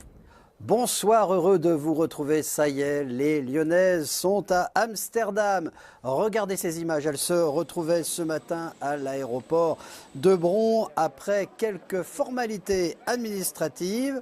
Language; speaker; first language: French; native; French